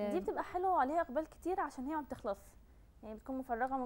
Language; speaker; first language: Arabic; native; Arabic